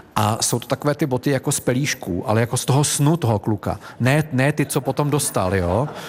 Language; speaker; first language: Czech; native; Czech